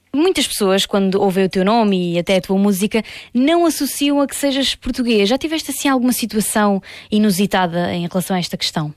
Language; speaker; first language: Portuguese; native; Portuguese